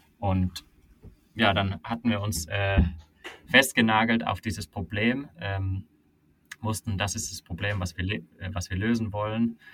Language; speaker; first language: German; non-native, fluent; Finnish